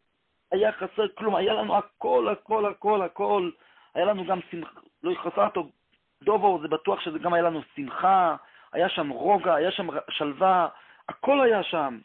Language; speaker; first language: Hebrew; non-native, local second language; Yiddish